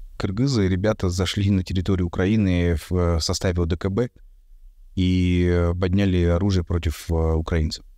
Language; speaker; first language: Russian; native; Russian